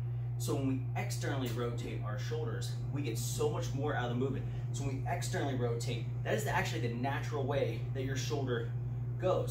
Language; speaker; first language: English; native; English